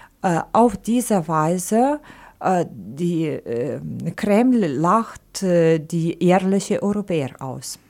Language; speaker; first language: German; non-native, fluent; Ukrainian